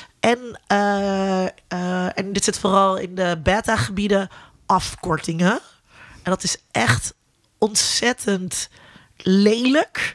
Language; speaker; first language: Dutch; native; Dutch